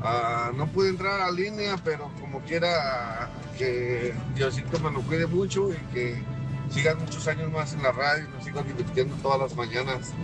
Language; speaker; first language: Spanish; native; Spanish